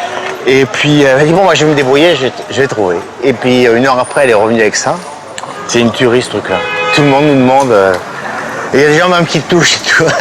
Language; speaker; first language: French; native; French